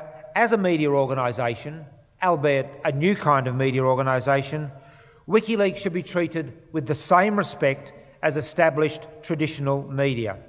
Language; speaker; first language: English; native; English